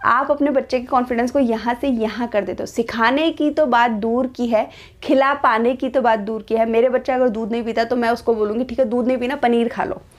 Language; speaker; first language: Hindi; native; Hindi